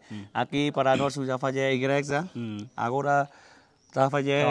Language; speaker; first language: Portuguese; non-native, learner; Vietnamese